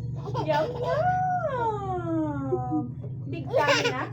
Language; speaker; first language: Filipino; native; Filipino